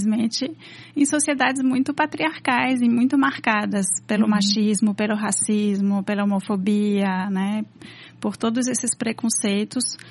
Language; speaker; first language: Portuguese; non-native, fluent; French